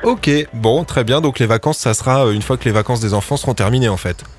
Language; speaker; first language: French; native; French